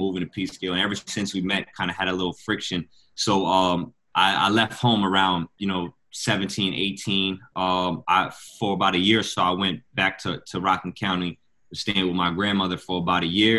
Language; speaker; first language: English; native; English